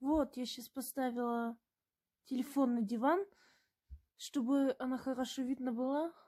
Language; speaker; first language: Russian; non-native, learner; German